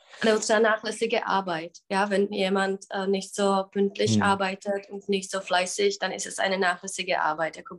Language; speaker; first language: German; non-native, fluent; Czech